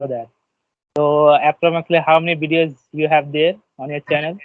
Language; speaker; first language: English; non-native, learner; Bangla